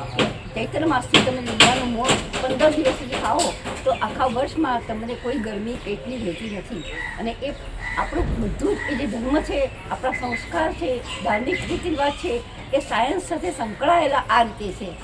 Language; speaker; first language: Gujarati; non-native, local second language; Marathi